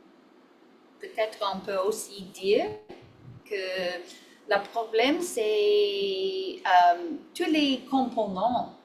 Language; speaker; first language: French; non-native, learner; English